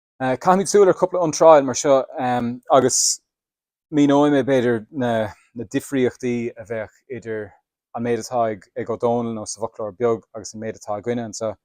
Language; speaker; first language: Irish; native; Irish